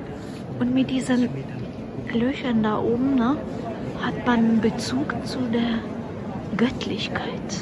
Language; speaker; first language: German; early bilingual, other home language; Russian